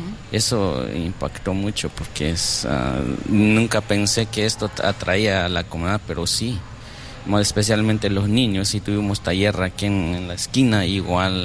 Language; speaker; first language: Spanish; non-native, local second language; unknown